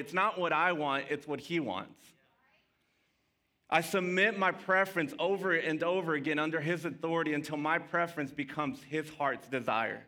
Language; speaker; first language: English; early bilingual, other home language; Spanish